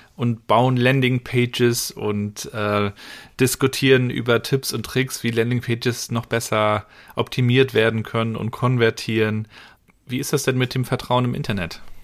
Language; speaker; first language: German; native; German